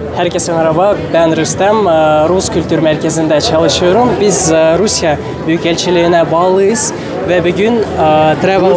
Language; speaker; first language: Turkish; non-native, learner; Russian